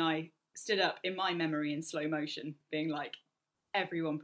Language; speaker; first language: English; native; English